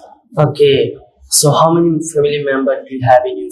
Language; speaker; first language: English; non-native, fluent; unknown